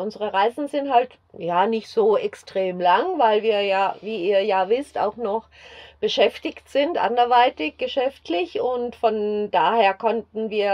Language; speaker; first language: German; native; German